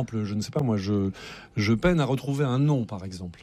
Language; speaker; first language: French; native; French